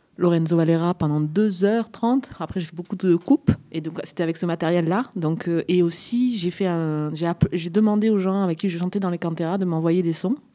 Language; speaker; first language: French; native; French